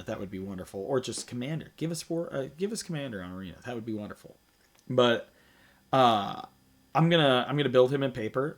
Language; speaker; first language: English; native; English